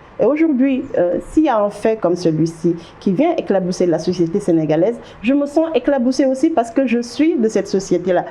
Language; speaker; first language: French; non-native, local second language; Wolof